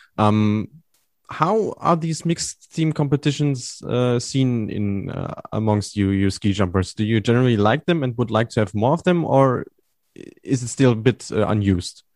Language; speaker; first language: English; non-native, fluent; German